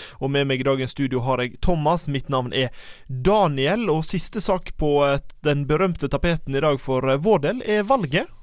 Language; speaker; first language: Norwegian; native; Norwegian